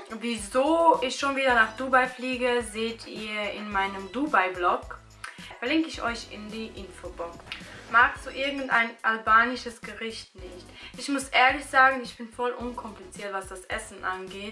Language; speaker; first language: German; early bilingual, other home language; Albanian